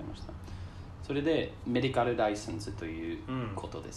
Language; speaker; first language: Japanese; non-native, learner; English